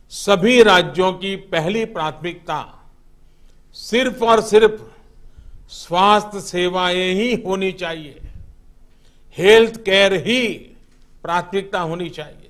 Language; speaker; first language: Hindi; native; Hindi